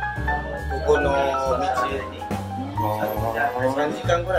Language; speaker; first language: Japanese; non-native, learner; Indonesian